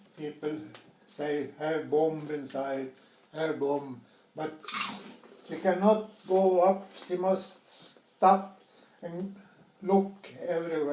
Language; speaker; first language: English; non-native, learner; Swedish